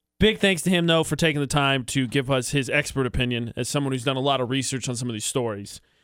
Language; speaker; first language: English; native; English